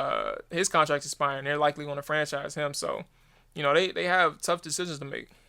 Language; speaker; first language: English; native; English